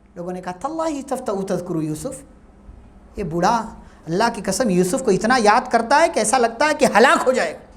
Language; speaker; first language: Urdu; native; Urdu